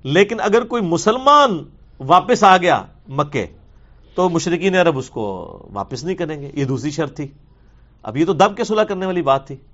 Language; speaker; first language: Urdu; non-native, local second language; Punjabi